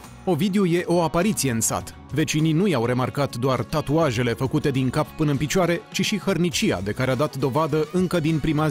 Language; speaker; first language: Romanian; native; Romanian